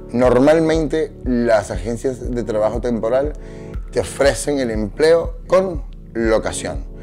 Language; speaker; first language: Spanish; native; Spanish